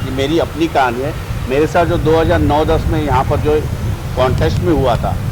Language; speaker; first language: Hindi; non-native, local second language; Marathi